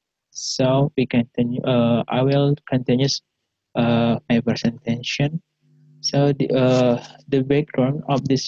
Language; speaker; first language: English; non-native, learner; Indonesian